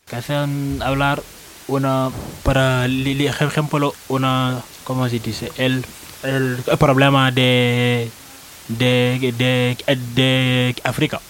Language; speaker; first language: Spanish; non-native, learner; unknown